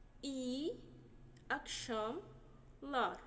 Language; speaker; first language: Turkish; non-native, fluent; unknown